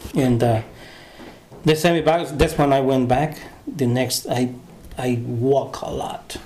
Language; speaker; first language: English; non-native, learner; Spanish